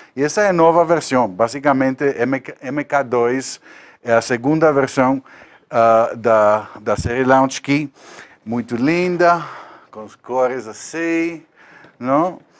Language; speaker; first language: Portuguese; non-native, learner; Spanish